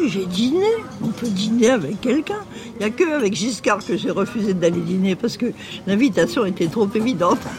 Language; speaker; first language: French; native; French